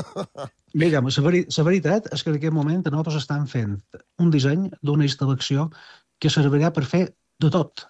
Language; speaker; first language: Catalan; native; Catalan